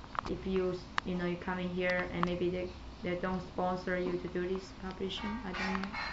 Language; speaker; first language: English; non-native, learner; Chinese